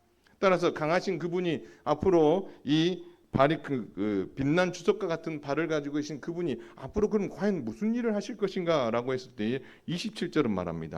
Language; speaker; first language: Korean; native; Korean